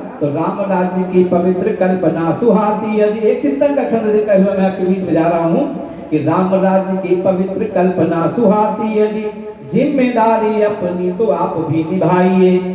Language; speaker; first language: Hindi; native; Hindi